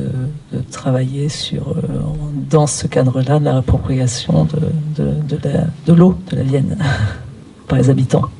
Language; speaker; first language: French; native; French